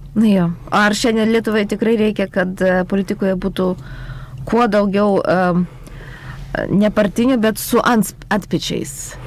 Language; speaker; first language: Lithuanian; non-native, local second language; Polish